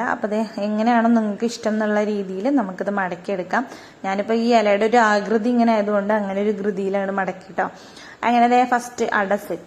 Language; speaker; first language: Malayalam; native; Malayalam